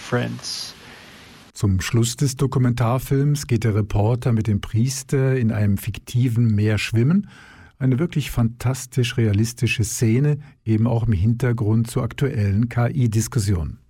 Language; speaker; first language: German; native; German